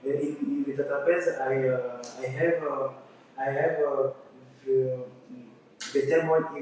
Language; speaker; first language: English; non-native, learner; French